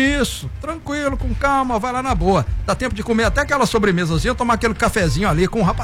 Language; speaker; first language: Portuguese; native; Portuguese